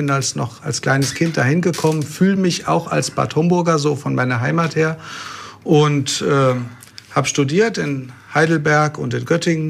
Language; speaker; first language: German; native; German